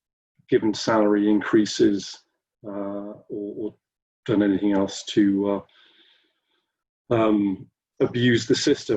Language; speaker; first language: English; native; English